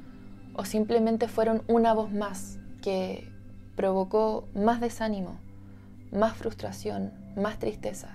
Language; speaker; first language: Spanish; native; Spanish